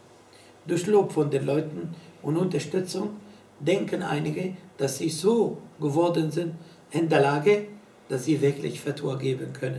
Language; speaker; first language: German; non-native, fluent; Arabic